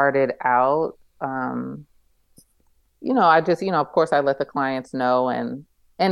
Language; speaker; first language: English; native; English